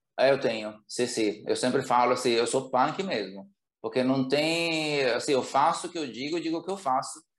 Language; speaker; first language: Portuguese; non-native, fluent; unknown